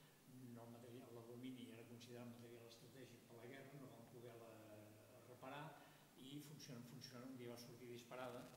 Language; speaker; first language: Catalan; native; Catalan